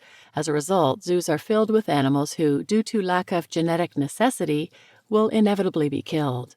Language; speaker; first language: English; native; English